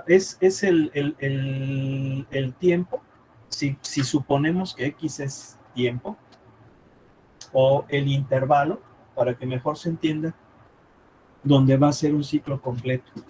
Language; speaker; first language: Spanish; native; Spanish